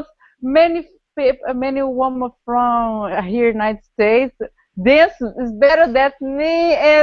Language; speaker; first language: English; non-native, learner; Portuguese